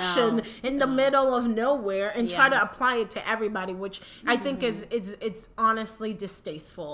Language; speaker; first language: English; early bilingual, other home language; Spanish